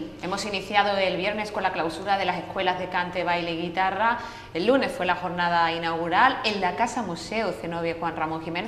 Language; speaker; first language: Spanish; native; Spanish